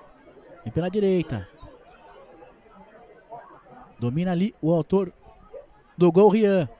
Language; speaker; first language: Portuguese; native; Portuguese